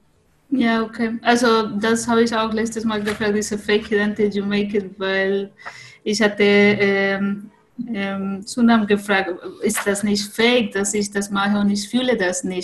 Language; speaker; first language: German; non-native, fluent; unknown